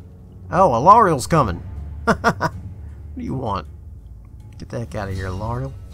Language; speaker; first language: English; native; English